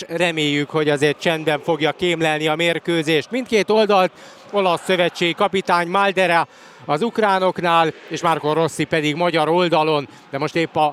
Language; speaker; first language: Hungarian; native; Hungarian